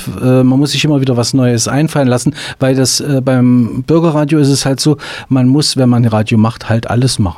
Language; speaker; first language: German; native; German